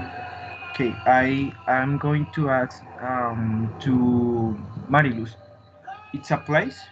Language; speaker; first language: English; non-native, learner; Spanish